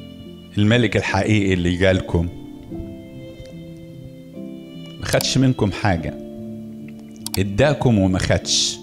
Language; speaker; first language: Arabic; native; Arabic